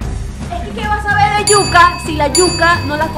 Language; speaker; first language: Spanish; native; Spanish